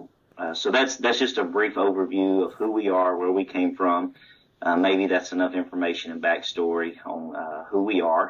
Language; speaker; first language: English; native; English